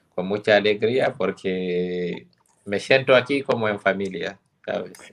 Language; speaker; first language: Spanish; non-native, fluent; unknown